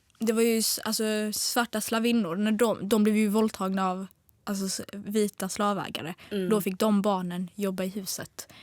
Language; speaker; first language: Swedish; early bilingual, other home language; Tigrinya